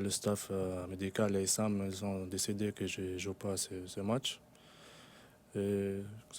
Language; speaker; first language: French; non-native, local second language; Arabic